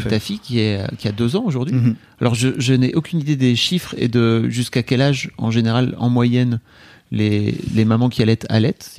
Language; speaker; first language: French; native; French